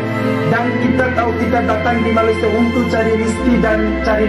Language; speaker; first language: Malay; non-native, fluent; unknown